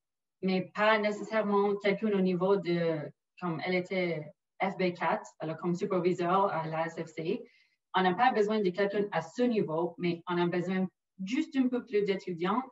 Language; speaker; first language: French; non-native, local second language; English